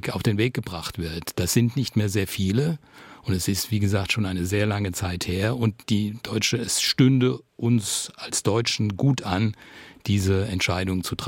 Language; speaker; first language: German; native; German